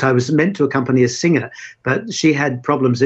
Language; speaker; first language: English; native; English